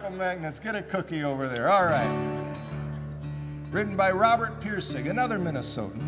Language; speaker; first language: English; native; English